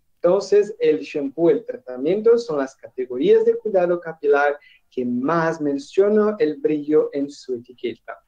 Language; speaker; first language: Spanish; non-native, learner; Portuguese